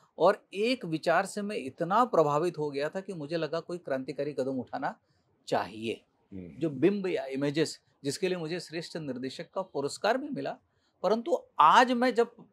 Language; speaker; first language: Hindi; native; Hindi